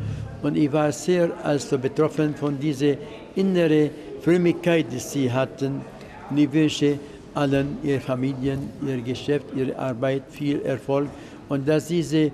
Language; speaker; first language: German; non-native, fluent; Arabic